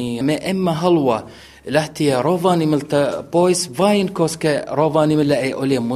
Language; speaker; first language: Finnish; non-native, learner; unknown